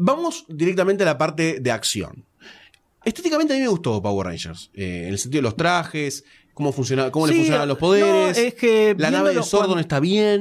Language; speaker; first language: Spanish; native; Spanish